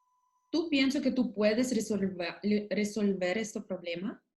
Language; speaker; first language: Spanish; non-native, learner; Russian